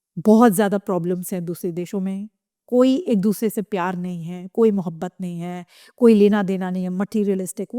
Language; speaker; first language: Hindi; native; Hindi